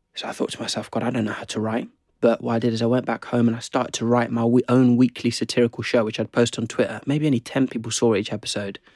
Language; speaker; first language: English; native; English